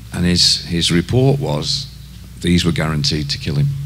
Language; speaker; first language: English; native; English